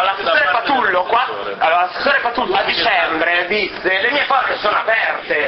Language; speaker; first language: Italian; native; Italian